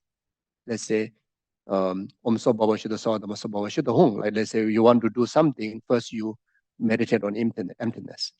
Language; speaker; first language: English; non-native, fluent; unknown